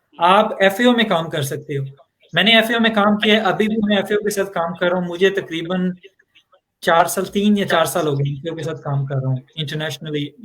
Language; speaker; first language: Urdu; non-native, local second language; Punjabi